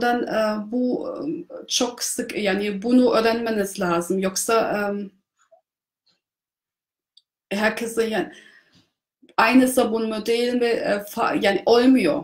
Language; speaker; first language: Turkish; non-native, fluent; German